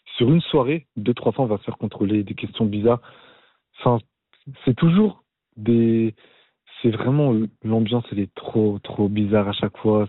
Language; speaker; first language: French; native; French